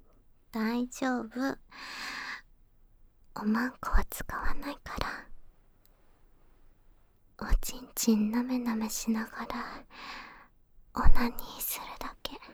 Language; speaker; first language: Japanese; native; Japanese